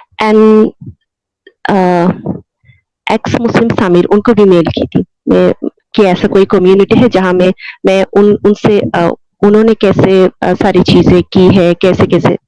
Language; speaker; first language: Hindi; non-native, local second language; Bangla